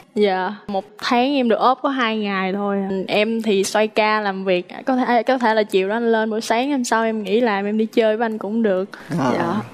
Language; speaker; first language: Vietnamese; native; Vietnamese